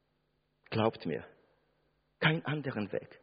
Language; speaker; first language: German; non-native, fluent; Russian